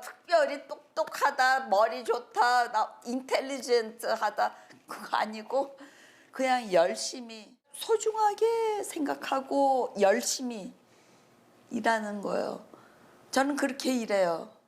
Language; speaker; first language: Korean; early bilingual, heritage; Korean